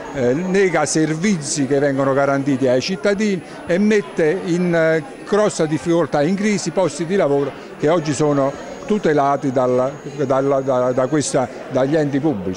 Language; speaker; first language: Italian; native; Italian